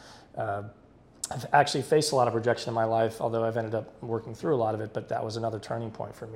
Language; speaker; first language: English; native; English